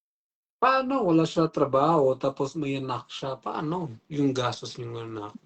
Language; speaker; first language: Filipino; non-native, learner; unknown